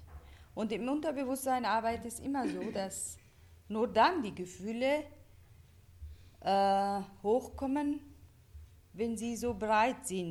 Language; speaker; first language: German; non-native, fluent; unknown